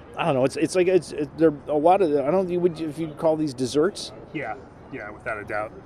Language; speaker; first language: English; non-native, fluent; Spanish